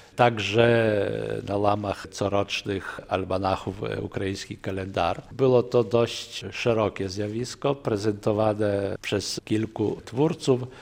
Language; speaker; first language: Polish; non-native, local second language; Ukrainian